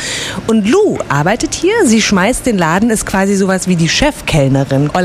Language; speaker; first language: German; native; German